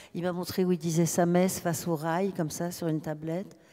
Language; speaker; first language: French; native; French